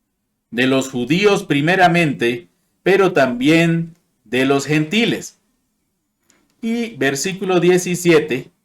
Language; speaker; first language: Spanish; non-native, fluent; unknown